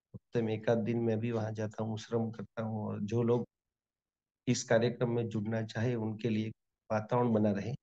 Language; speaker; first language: Hindi; non-native, local second language; Gujarati